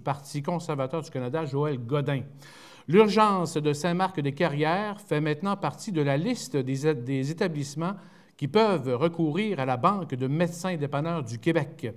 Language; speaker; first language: French; native; French